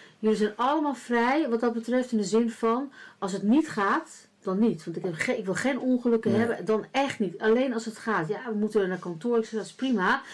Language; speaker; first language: Dutch; early bilingual, other home language; Spanish